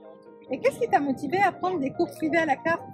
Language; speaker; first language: French; native; French